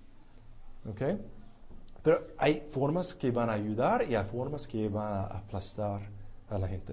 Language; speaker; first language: Spanish; non-native, fluent; English